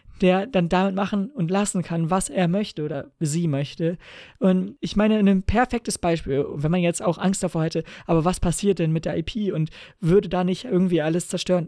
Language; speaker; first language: German; native; German